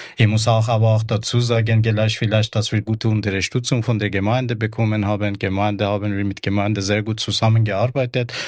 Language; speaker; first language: German; non-native, fluent; Persian